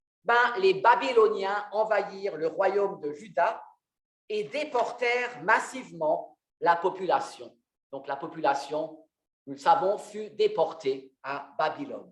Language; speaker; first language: French; native; French